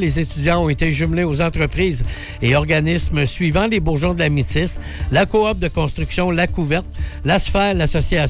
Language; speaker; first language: French; native; French